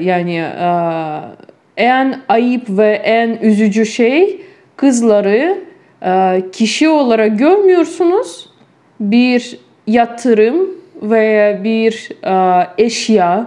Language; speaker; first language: Turkish; non-native, fluent; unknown